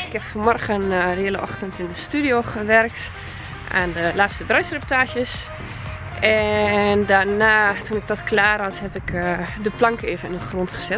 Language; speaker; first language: Dutch; native; Dutch